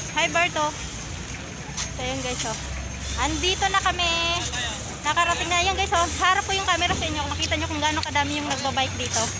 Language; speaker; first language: Filipino; native; Filipino